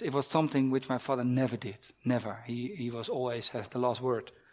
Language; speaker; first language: English; non-native, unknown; Dutch